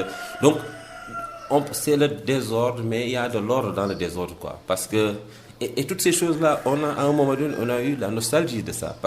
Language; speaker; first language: French; non-native, local second language; Wolof